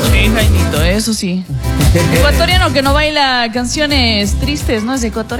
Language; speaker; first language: Spanish; native; Spanish